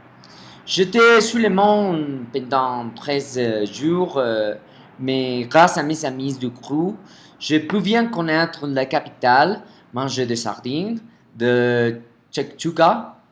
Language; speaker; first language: French; non-native, fluent; Spanish